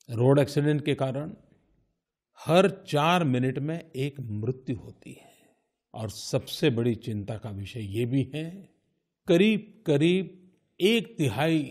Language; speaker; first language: Hindi; non-native, local second language; Gujarati